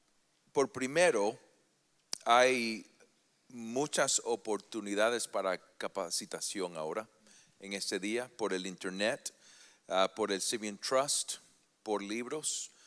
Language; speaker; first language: Spanish; early bilingual, heritage; Spanish